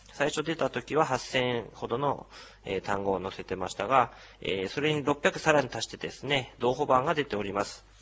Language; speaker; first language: Japanese; native; Japanese